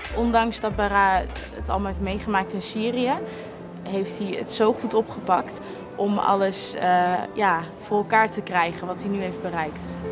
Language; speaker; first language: Dutch; native; Dutch